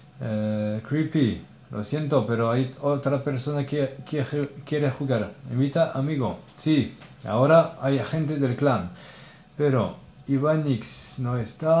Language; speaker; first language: Spanish; non-native, learner; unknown